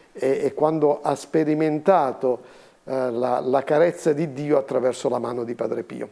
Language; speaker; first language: Italian; native; Italian